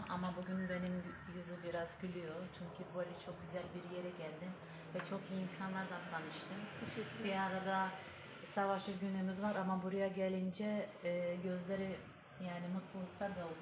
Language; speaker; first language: Turkish; non-native, learner; Ukrainian